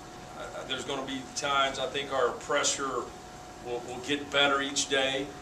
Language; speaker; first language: English; native; English